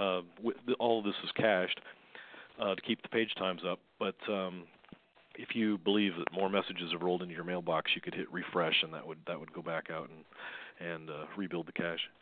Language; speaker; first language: English; native; English